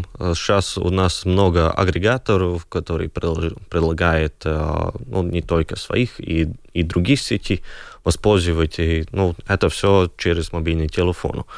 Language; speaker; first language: Russian; non-native, local second language; Latvian